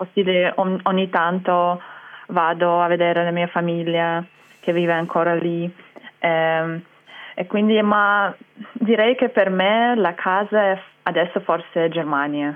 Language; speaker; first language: Italian; non-native, fluent; Russian